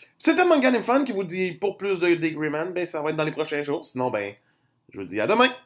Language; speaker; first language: French; native; French